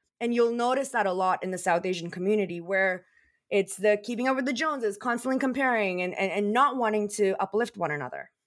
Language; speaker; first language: English; early bilingual, other home language; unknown